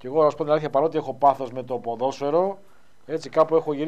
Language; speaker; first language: Greek; native; Greek